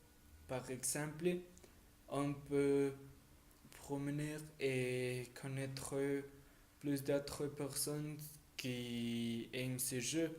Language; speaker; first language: French; non-native, learner; Spanish